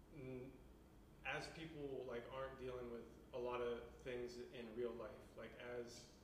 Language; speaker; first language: English; native; English